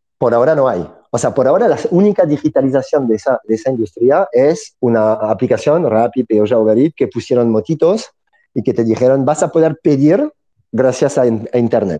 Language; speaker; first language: Spanish; non-native, fluent; French